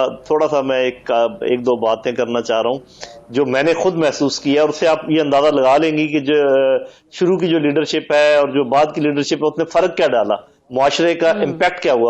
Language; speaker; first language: Urdu; native; Urdu